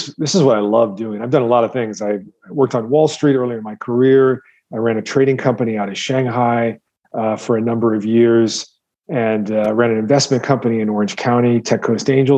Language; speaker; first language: English; native; English